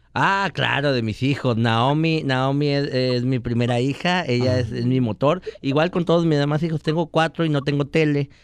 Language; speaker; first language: Spanish; native; Spanish